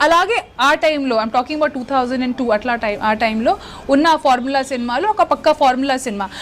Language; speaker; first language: Telugu; non-native, local second language; Odia